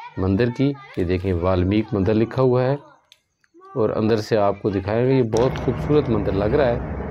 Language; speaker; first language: Urdu; non-native, local second language; Punjabi